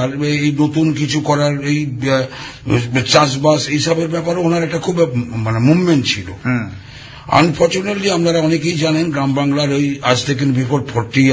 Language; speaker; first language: Bangla; native; Bangla